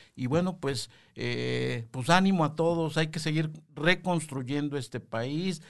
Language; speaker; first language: Spanish; native; Spanish